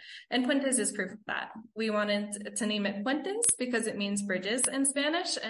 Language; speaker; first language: English; native; English